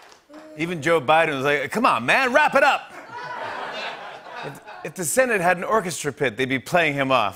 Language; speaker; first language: English; native; English